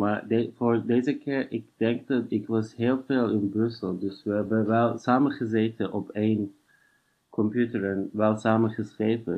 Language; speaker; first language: Dutch; non-native, fluent; English